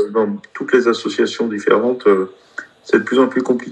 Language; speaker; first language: French; native; French